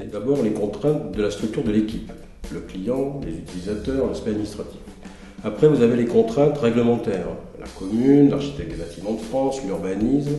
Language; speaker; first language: French; native; French